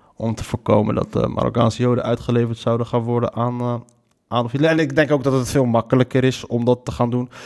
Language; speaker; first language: Dutch; early bilingual, other home language; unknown